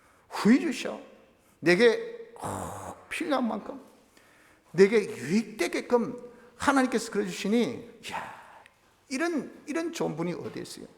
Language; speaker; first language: Korean; native; Korean